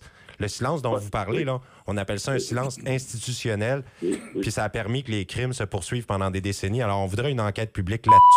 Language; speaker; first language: French; native; French